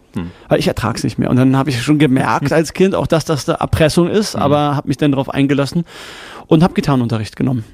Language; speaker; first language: German; native; German